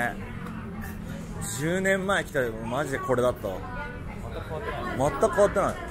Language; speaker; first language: Japanese; native; Japanese